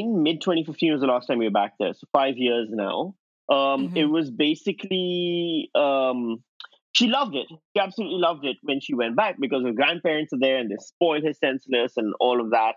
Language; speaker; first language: English; non-native, local second language; Urdu